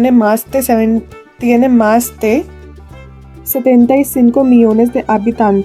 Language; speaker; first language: Spanish; non-native, fluent; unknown